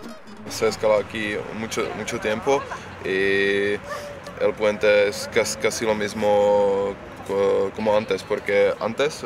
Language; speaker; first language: Spanish; non-native, learner; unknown